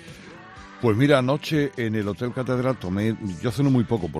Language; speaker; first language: Spanish; native; Spanish